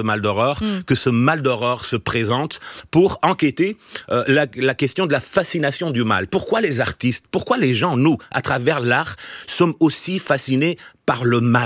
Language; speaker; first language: French; non-native, fluent; Portuguese